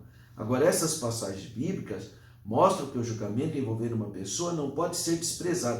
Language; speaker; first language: Portuguese; native; Portuguese